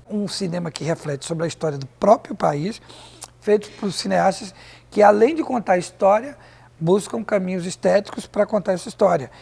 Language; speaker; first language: Portuguese; native; Portuguese